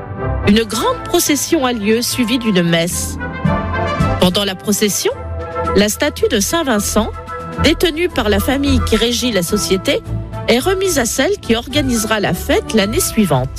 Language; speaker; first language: French; native; French